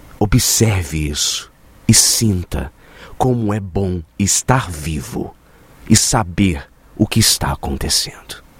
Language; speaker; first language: Portuguese; native; Portuguese